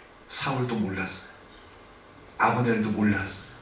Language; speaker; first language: Korean; native; Korean